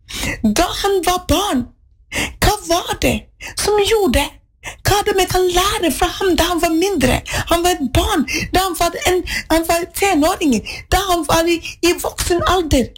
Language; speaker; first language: Norwegian; non-native, fluent; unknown